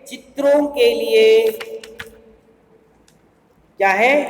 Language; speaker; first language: Hindi; non-native, local second language; Kannada